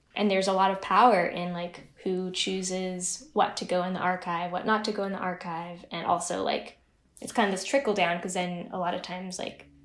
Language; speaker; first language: English; native; English